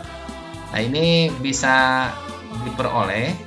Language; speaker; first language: Indonesian; native; Indonesian